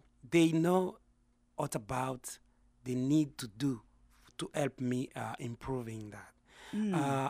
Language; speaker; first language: English; non-native, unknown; Lingala